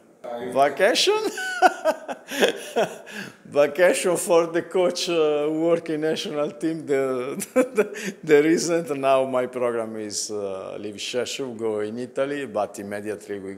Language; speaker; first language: English; non-native, learner; Italian